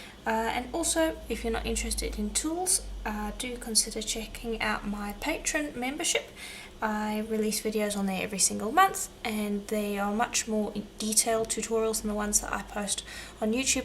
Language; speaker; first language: English; native; English